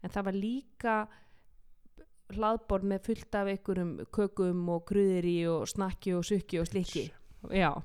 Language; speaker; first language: Icelandic; native; Icelandic